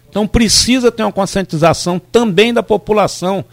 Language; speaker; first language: Portuguese; native; Portuguese